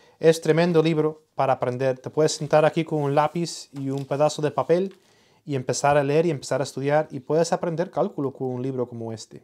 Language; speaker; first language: Spanish; early bilingual, heritage; Spanish